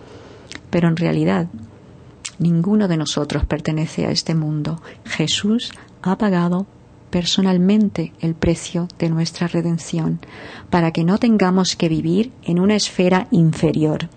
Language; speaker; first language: Spanish; native; Spanish